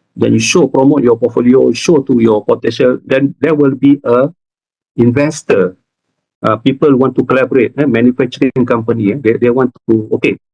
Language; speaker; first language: English; non-native, local second language; Malay